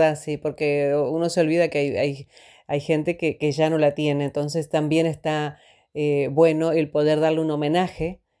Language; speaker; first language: Spanish; native; Spanish